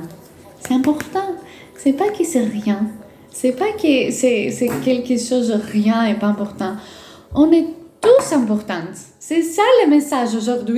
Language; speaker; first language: French; non-native, fluent; Greek